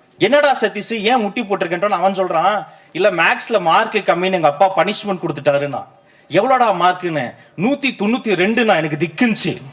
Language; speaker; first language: Tamil; native; Tamil